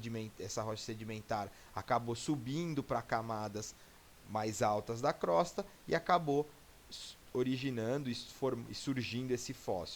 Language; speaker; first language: Portuguese; native; Portuguese